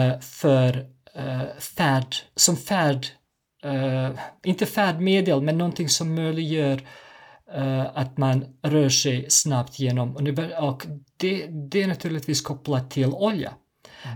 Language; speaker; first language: Swedish; non-native, fluent; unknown